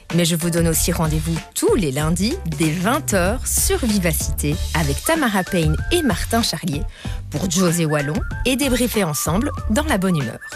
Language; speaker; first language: French; native; French